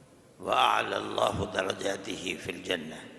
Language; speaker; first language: Arabic; non-native, fluent; Urdu